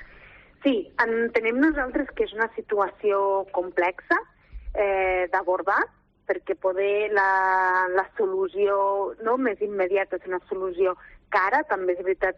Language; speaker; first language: Catalan; native; Catalan